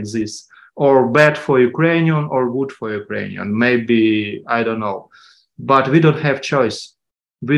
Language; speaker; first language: English; non-native, learner; Ukrainian